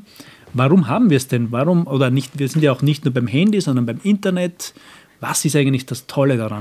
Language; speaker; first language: German; native; German